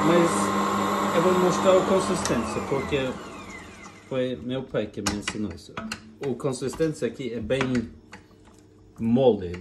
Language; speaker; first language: Portuguese; non-native, fluent; Norwegian